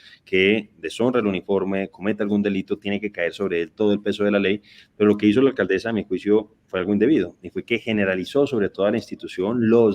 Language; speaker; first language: Spanish; native; Spanish